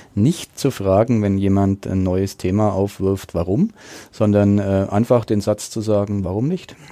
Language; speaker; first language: German; native; German